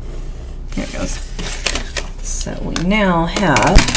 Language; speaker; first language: English; native; English